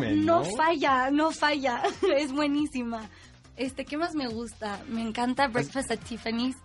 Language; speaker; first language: Spanish; native; Spanish